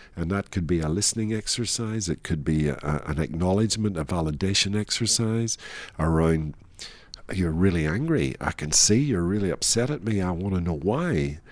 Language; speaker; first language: English; native; English